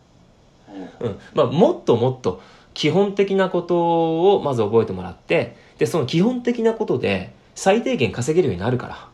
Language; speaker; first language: Japanese; native; Japanese